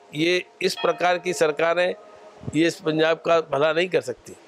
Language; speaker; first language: Hindi; native; Hindi